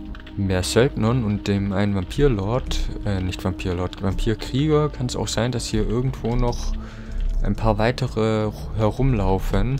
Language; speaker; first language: German; native; German